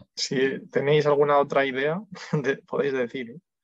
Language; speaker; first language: Spanish; non-native, fluent; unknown